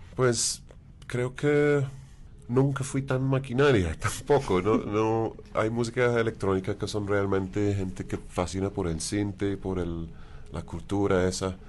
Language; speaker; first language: Spanish; non-native, fluent; English